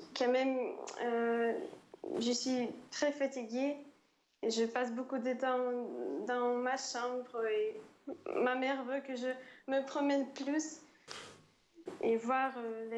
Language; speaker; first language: French; non-native, fluent; Ukrainian